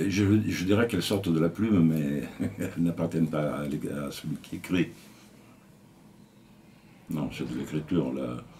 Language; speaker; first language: French; native; French